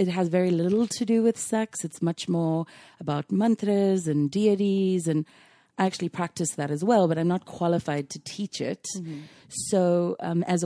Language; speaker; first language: English; native; English